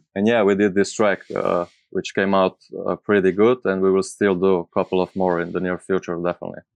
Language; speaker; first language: English; non-native, fluent; Slovenian